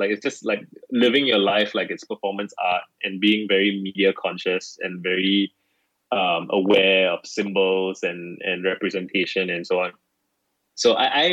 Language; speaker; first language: English; native; English